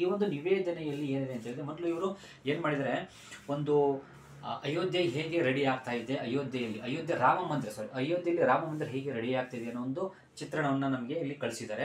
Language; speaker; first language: Kannada; native; Kannada